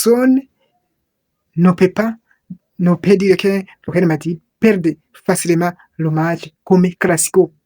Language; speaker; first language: French; non-native, local second language; Kinyarwanda